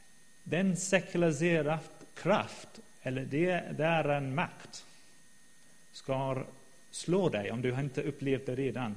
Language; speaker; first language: Swedish; non-native, fluent; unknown